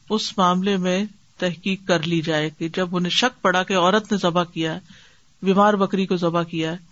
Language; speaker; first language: Urdu; native; Urdu